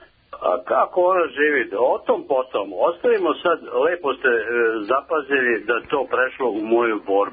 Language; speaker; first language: Serbian; native; Serbian